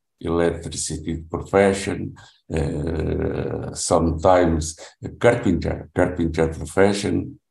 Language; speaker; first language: English; non-native, learner; Portuguese